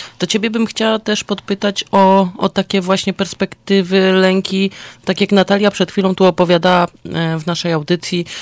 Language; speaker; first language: Polish; native; Polish